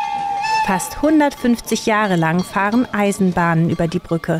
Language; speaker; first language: German; native; German